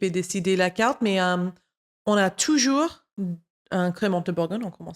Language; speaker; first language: French; non-native, fluent; English